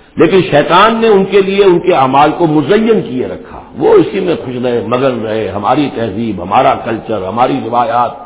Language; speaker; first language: Urdu; native; Urdu